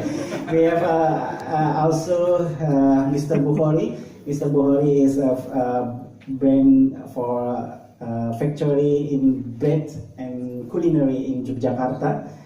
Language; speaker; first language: English; non-native, learner; Indonesian